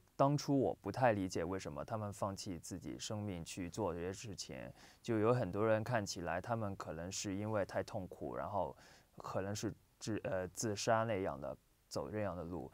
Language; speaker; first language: Chinese; non-native, local second language; Cantonese